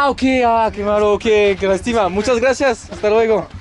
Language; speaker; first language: Spanish; non-native, learner; French